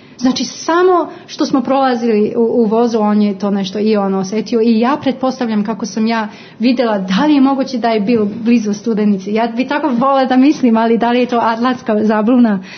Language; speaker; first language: Croatian; non-native, fluent; English